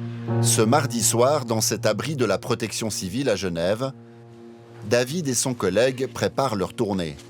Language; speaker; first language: French; native; French